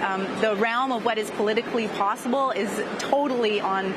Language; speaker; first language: English; native; English